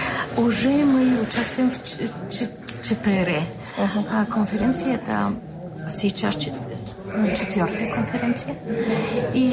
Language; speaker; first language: Russian; non-native, learner; Bulgarian